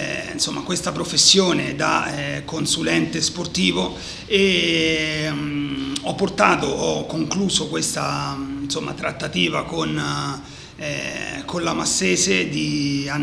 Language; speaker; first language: Italian; native; Italian